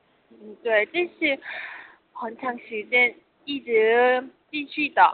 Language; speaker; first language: Chinese; non-native, learner; Korean